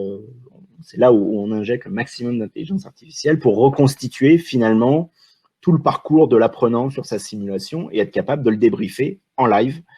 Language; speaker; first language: French; native; French